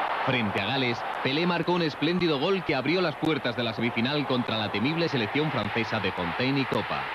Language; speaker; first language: Spanish; native; Spanish